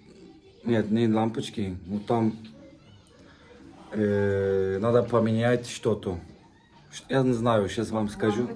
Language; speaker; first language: Russian; non-native, learner; Turkish